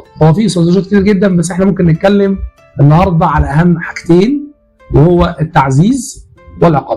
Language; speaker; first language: Arabic; native; Arabic